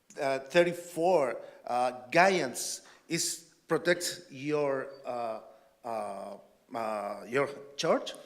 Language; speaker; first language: English; non-native, learner; Spanish